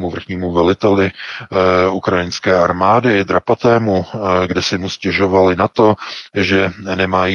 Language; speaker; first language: Czech; native; Czech